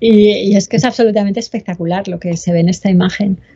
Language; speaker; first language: Spanish; native; Spanish